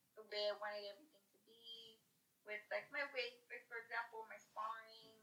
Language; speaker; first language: English; early bilingual, other home language; Spanish